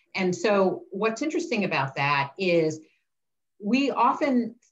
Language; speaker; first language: English; native; English